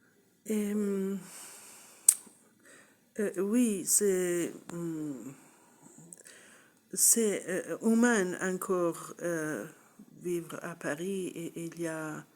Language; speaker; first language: French; non-native, learner; English